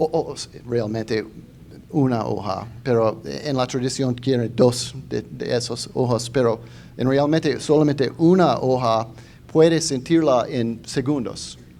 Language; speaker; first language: Spanish; non-native, fluent; English